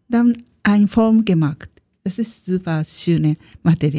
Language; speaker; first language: German; non-native, learner; Japanese